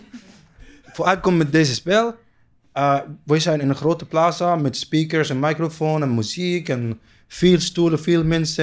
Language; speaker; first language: Dutch; non-native, learner; Arabic